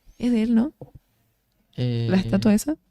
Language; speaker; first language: Spanish; native; Spanish